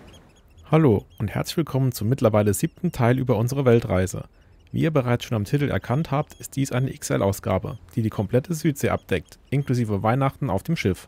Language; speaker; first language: German; native; German